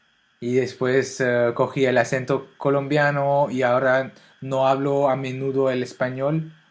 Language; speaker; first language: Spanish; non-native, fluent; French